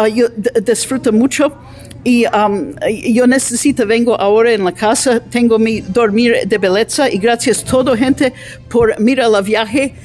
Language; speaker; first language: Spanish; non-native, learner; English